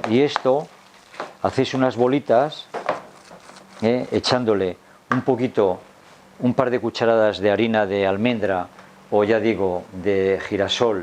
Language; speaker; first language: Spanish; native; Spanish